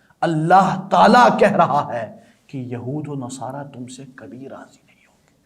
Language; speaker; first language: Urdu; non-native, local second language; Balti